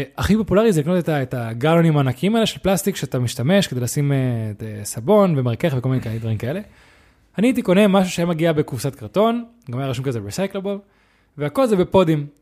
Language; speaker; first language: Hebrew; native; Hebrew